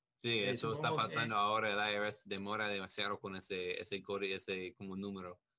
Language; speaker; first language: Spanish; non-native, learner; English